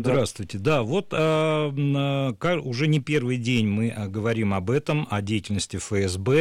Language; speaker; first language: Russian; native; Russian